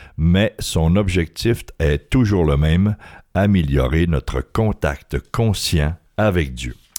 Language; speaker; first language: French; native; French